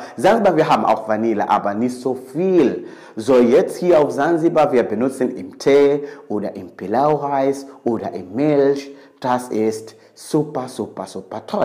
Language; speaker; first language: German; non-native, fluent; Swahili